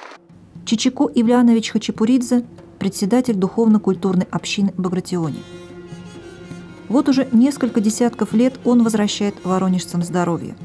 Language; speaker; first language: Russian; native; Russian